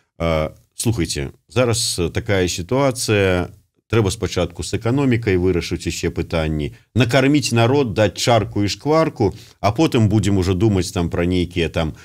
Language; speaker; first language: Belarusian; non-native, local second language; Russian